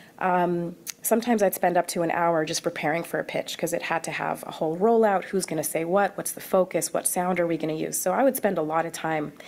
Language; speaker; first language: English; early bilingual, other home language; Arabic